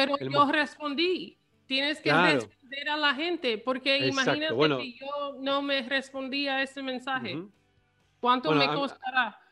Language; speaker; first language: Spanish; early bilingual, heritage; English